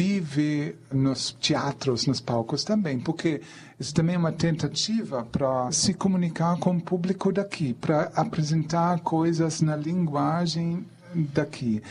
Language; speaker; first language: Portuguese; non-native, fluent; German